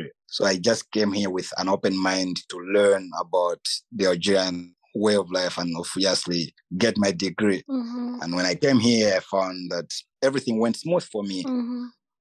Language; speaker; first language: English; non-native, local second language; Nyanja